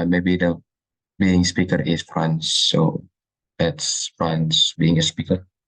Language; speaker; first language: English; non-native, learner; Indonesian